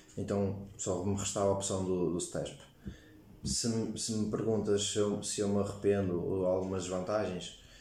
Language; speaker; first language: Portuguese; native; Portuguese